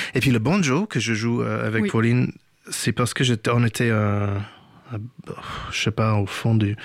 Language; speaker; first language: French; non-native, fluent; English